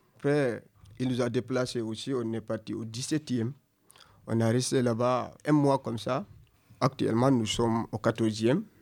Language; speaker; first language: French; non-native, local second language; Fula